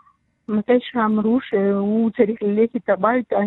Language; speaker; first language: Hebrew; non-native, learner; Russian